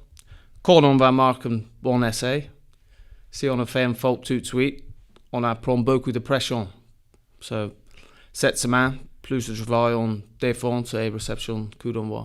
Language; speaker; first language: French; non-native, learner; English